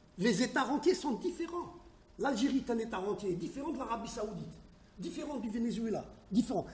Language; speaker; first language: French; non-native, local second language; Arabic